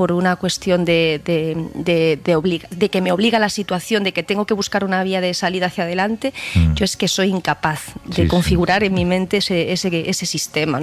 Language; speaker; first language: Spanish; native; Spanish